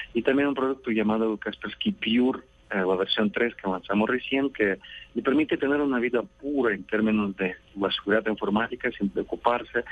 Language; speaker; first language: Spanish; non-native, fluent; Russian